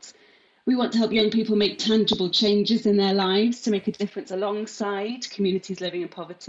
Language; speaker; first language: English; native; English